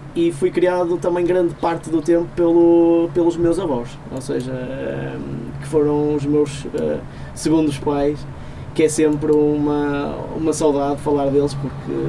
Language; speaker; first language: Portuguese; native; Portuguese